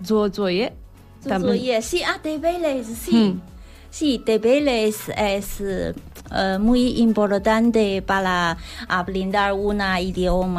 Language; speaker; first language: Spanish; non-native, learner; Chinese